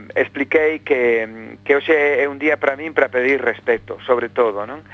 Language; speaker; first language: Galician; native; Galician